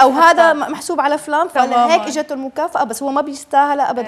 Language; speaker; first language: Arabic; native; Arabic